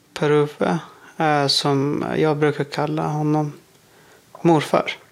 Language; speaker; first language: Swedish; non-native, fluent; Persian